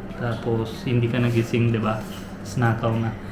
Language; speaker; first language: Filipino; non-native, learner; Punjabi